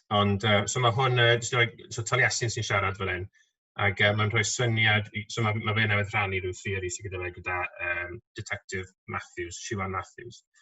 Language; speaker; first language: Welsh; native; Welsh